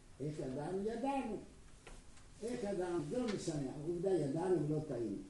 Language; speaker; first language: Hebrew; non-native, fluent; Czech